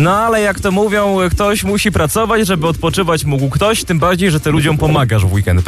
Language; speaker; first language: Polish; native; Polish